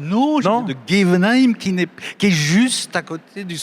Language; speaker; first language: French; native; French